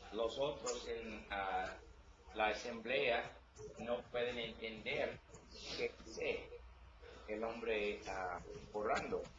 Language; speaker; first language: Spanish; non-native, learner; English